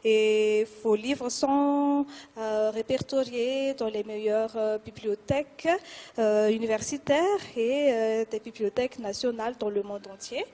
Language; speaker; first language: French; non-native, local second language; Malagasy